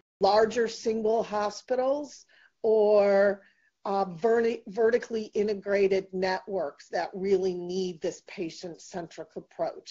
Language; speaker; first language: English; native; English